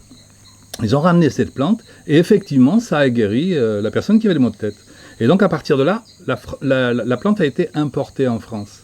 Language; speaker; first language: French; native; French